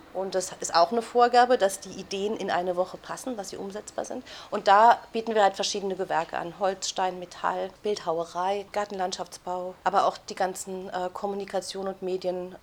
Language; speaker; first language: German; native; German